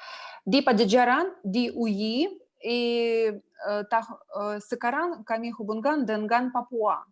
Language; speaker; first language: Indonesian; non-native, learner; Russian